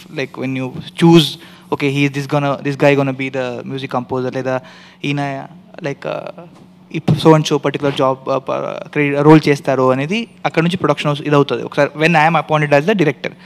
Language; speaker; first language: Telugu; native; Telugu